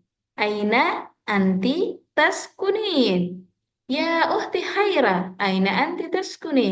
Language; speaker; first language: Arabic; non-native, fluent; Indonesian